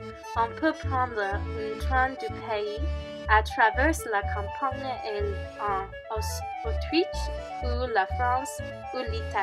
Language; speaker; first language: French; non-native, learner; English